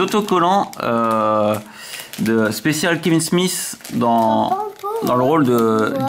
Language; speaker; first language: French; native; French